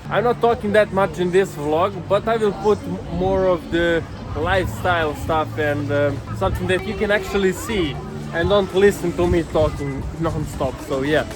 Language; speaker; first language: English; non-native, fluent; Serbian